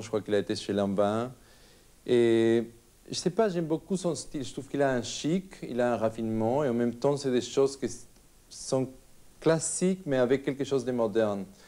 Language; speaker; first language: French; non-native, fluent; Spanish